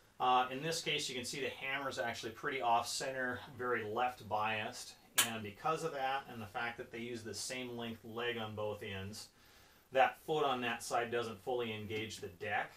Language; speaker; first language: English; native; English